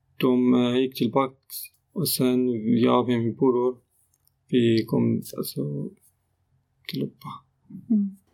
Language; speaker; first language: Swedish; non-native, learner; Persian